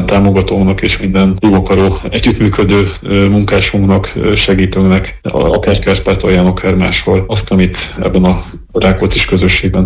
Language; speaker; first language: Hungarian; native; Hungarian